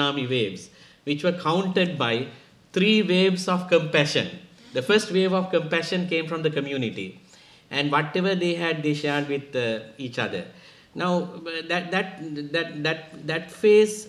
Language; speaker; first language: English; non-native, local second language; Sinhala